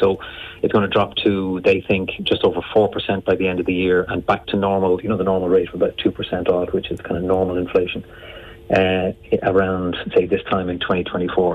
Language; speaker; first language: English; native; English